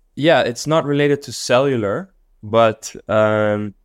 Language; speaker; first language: English; non-native, local second language; Dutch